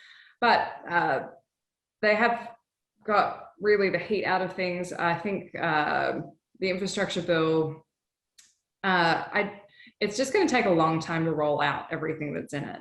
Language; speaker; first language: English; native; English